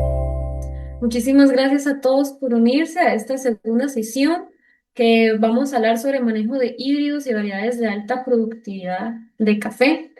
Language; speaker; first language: Spanish; native; Spanish